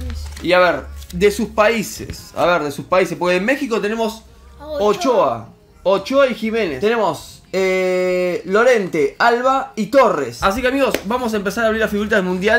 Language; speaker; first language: Spanish; native; Spanish